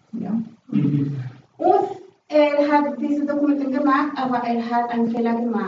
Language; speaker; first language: German; non-native, learner; Spanish